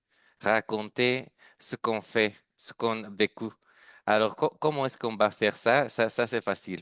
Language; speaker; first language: French; non-native, fluent; Spanish